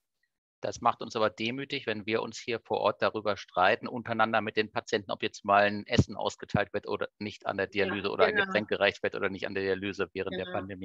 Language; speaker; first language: German; native; German